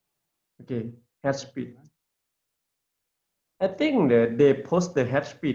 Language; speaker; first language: English; non-native, learner; Lao